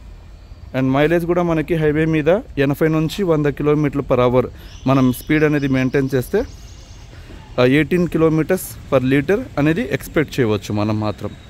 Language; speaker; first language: Telugu; native; Telugu